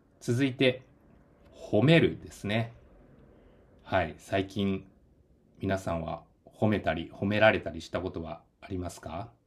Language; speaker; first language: Japanese; native; Japanese